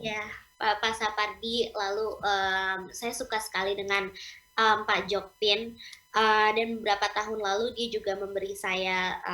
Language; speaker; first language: Indonesian; non-native, local second language; English